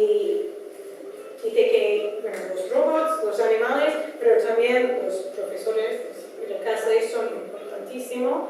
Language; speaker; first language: Spanish; non-native, fluent; Dutch